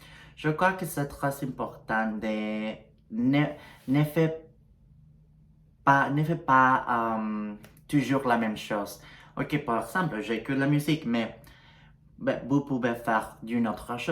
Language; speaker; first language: French; non-native, learner; Spanish